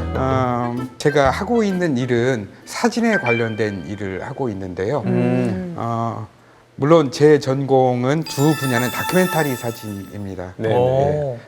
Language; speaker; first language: Korean; native; Korean